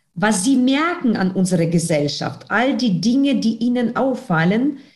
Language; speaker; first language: German; non-native, fluent; Russian